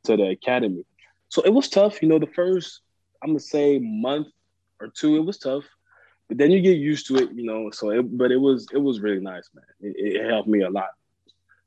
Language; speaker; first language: English; early bilingual, other home language; French